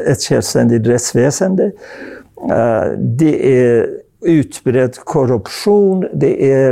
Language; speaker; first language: Swedish; non-native, fluent; Persian